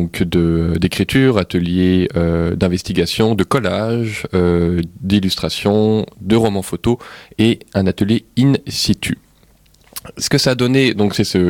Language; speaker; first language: French; native; French